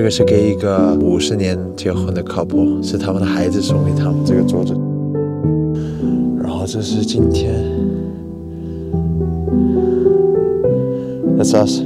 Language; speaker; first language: Chinese; non-native, fluent; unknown